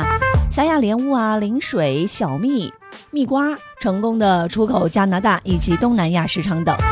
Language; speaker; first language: Chinese; native; Chinese